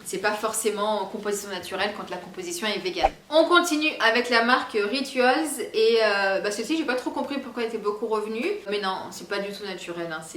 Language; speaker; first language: French; native; French